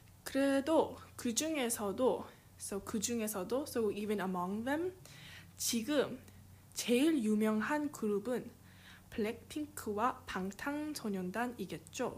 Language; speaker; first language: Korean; early bilingual, heritage; Korean